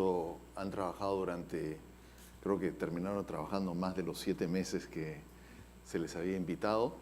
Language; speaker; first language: Spanish; native; Spanish